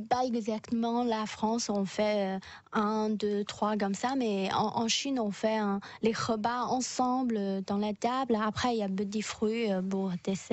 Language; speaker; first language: French; non-native, learner; Chinese